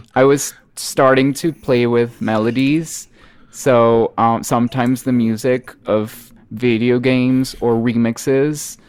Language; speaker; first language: English; non-native, fluent; Spanish